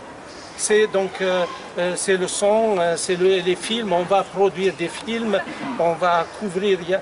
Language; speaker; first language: French; non-native, local second language; Arabic